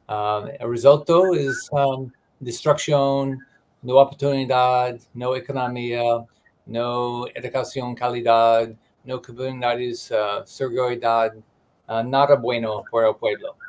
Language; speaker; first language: Spanish; non-native, learner; English